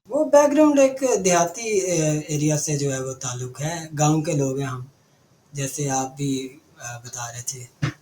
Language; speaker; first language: Urdu; non-native, local second language; Punjabi